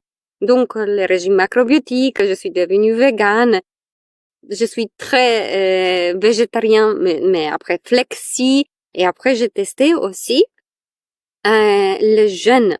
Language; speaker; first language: French; non-native, fluent; Polish